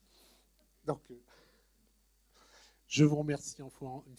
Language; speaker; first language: French; native; French